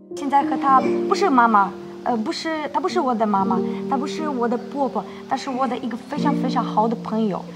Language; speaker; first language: Chinese; non-native, learner; Ukrainian